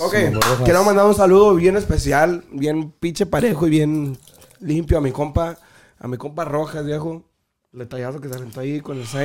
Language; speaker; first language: Spanish; early bilingual, heritage; Spanish